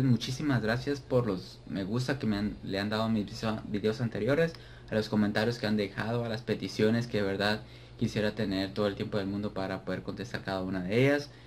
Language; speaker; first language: Spanish; native; Spanish